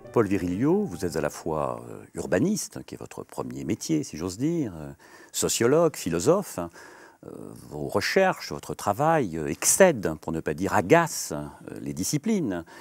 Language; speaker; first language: French; native; French